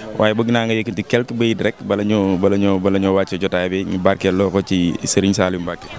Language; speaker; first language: Wolof; native; Wolof